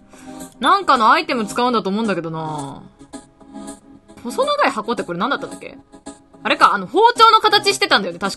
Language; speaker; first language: Japanese; native; Japanese